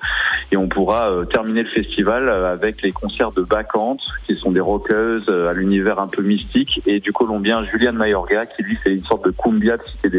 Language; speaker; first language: French; native; French